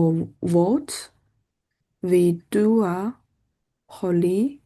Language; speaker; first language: Hebrew; non-native, learner; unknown